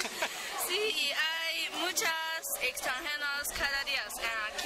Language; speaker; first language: Spanish; non-native, learner; Chinese